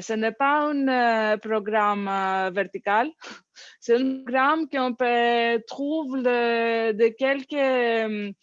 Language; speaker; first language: French; non-native, learner; English